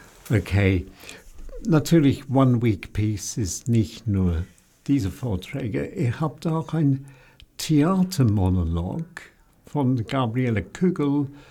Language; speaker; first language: German; non-native, fluent; English